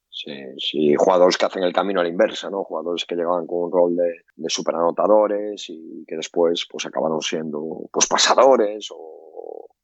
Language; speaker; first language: Spanish; native; Spanish